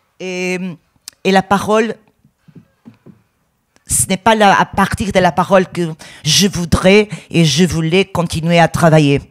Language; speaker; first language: French; non-native, learner; Portuguese